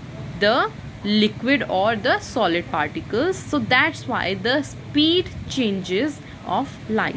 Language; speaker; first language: English; non-native, local second language; Hindi